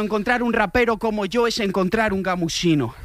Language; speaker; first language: Spanish; native; Spanish